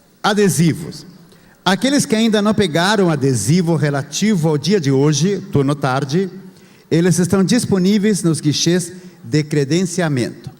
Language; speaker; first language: Portuguese; non-native, fluent; Spanish